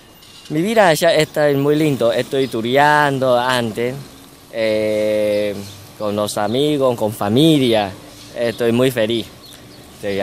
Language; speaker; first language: Spanish; non-native, learner; Chinese